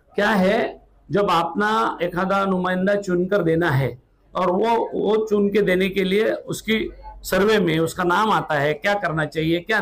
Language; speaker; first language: Hindi; non-native, local second language; Marathi